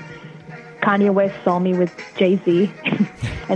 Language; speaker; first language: English; non-native, fluent; Hebrew